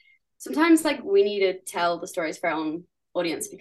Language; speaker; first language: English; native; English